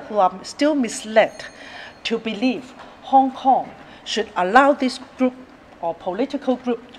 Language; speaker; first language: English; non-native, local second language; Cantonese